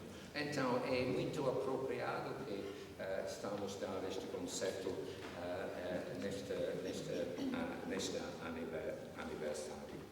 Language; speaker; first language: Portuguese; non-native, learner; English